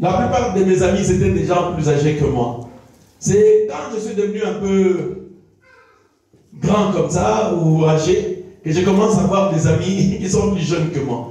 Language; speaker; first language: French; non-native, local second language; Lingala